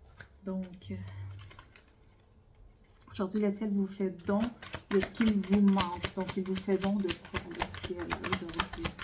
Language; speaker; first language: French; native; French